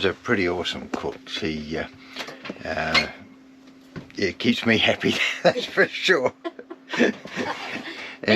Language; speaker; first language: English; native; English